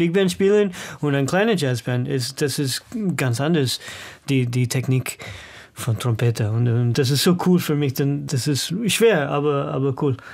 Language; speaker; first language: German; non-native, learner; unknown